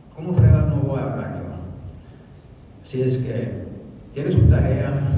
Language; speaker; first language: Spanish; early bilingual, other home language; English